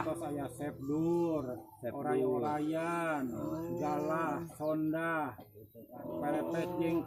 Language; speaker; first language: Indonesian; non-native, local second language; Sundanese